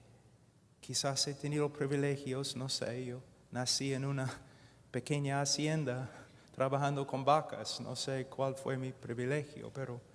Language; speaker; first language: Spanish; non-native, fluent; English